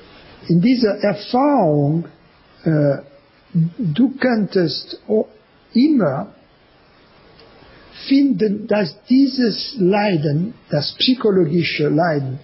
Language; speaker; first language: German; non-native, learner; French